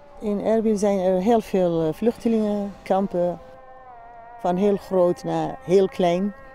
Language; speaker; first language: Dutch; non-native, fluent; Central Kurdish